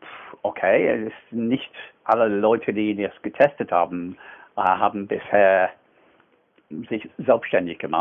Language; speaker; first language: German; non-native, fluent; English